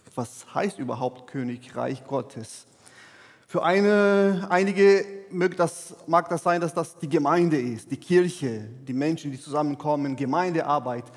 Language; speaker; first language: German; non-native, fluent; Portuguese